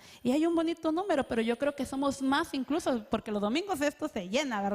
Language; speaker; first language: Spanish; native; Spanish